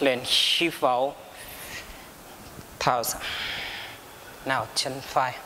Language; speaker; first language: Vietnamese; non-native, learner; Hindi